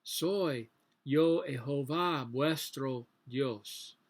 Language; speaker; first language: Spanish; non-native, learner; English